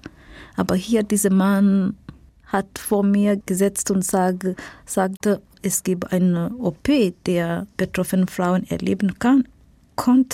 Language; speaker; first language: German; non-native, learner; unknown